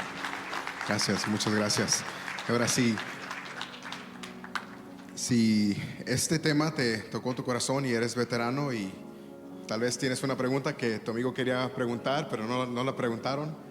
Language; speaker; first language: Spanish; early bilingual, heritage; Spanish